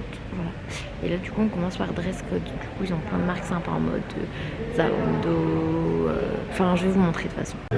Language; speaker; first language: French; native; French